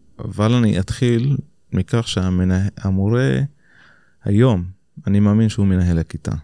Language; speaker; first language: Hebrew; non-native, local second language; Arabic